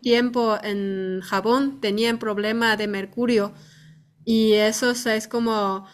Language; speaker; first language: Spanish; non-native, fluent; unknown